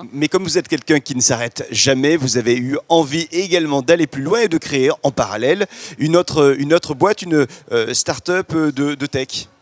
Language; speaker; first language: French; native; French